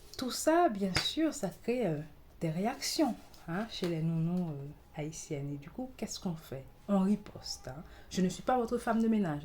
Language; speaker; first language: French; non-native, local second language; Haitian Creole